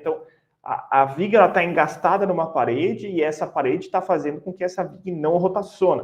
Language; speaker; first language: Portuguese; native; Portuguese